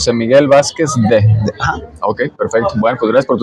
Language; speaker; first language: Spanish; native; Spanish